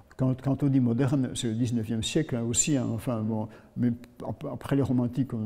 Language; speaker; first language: French; native; French